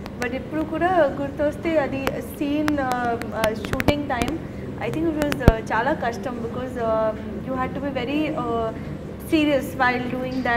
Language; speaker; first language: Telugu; non-native, learner; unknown